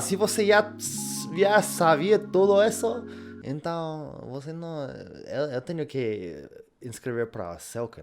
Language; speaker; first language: Portuguese; non-native, learner; English